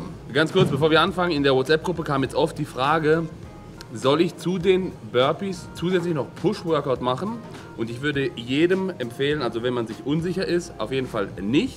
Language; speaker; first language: German; native; German